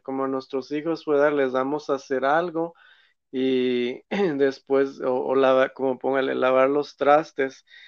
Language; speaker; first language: Spanish; native; Spanish